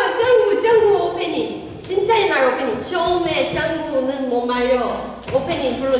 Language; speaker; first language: Korean; non-native, learner; Portuguese